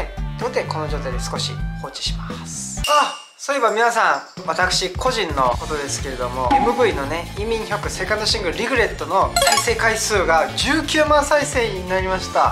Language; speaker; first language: Japanese; non-native, fluent; Korean